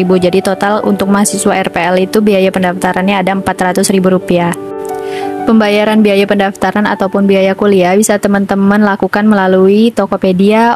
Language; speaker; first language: Indonesian; native; Indonesian